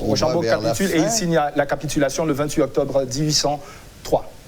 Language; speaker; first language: French; non-native, local second language; Haitian Creole